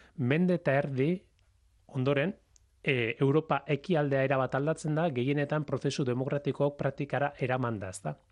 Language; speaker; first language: Basque; native; Basque